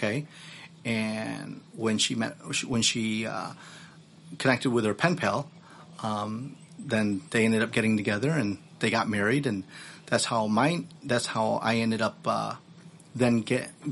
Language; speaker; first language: English; early bilingual, other home language; Filipino